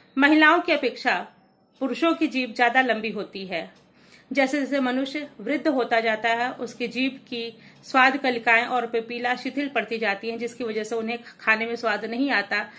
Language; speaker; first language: Hindi; native; Hindi